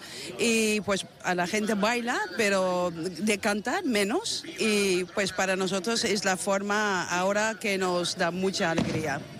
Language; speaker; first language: Spanish; non-native, fluent; Dutch